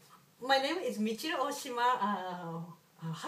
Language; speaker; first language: English; non-native, learner; Japanese